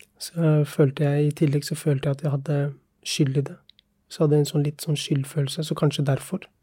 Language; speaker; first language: Norwegian; early bilingual, other home language; Urdu